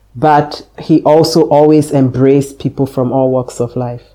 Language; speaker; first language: English; native; English